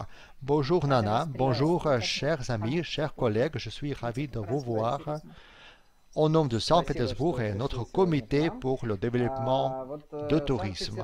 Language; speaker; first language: French; non-native, fluent; Russian